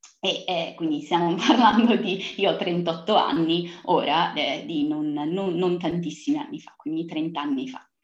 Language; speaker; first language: Italian; early bilingual, other home language; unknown